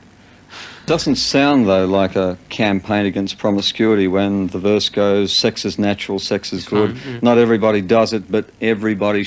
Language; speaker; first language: English; native; English